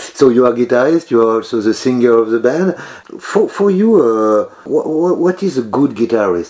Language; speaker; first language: English; non-native, learner; French